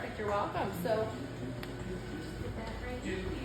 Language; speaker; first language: English; native; English